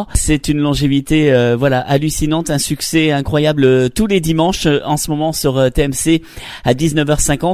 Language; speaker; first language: French; native; French